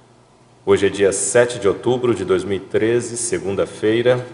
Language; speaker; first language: Portuguese; native; Portuguese